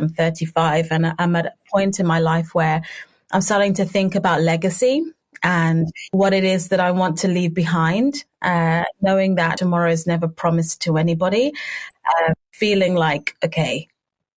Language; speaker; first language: English; native; English